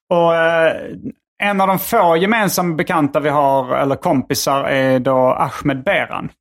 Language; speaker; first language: Swedish; native; Swedish